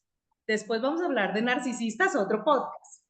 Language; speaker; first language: Spanish; native; Spanish